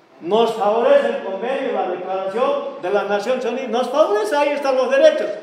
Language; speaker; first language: Spanish; non-native, local second language; Quechua